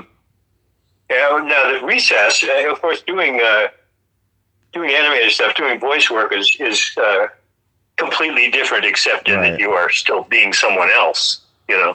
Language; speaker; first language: English; native; English